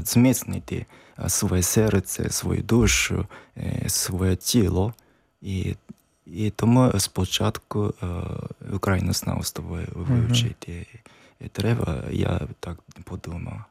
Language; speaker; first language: Ukrainian; non-native, learner; Japanese